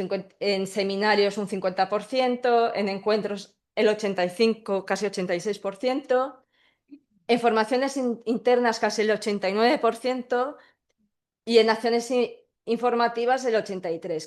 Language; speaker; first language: Spanish; native; Spanish